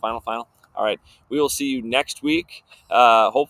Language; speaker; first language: English; native; English